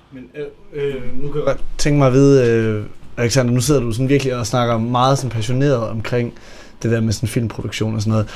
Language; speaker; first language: Danish; native; Danish